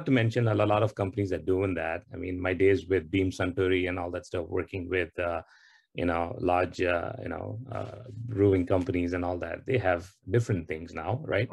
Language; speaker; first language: English; non-native, local second language; Tamil